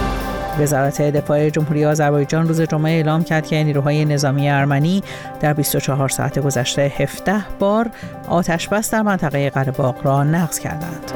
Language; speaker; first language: Persian; native; Persian